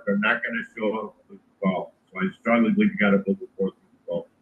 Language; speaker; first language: English; native; English